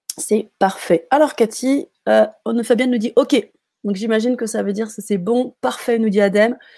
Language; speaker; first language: French; native; French